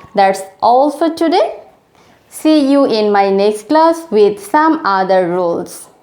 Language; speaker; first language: English; non-native, local second language; Bangla